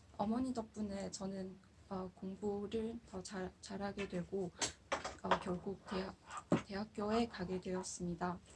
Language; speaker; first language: Korean; non-native, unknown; Chinese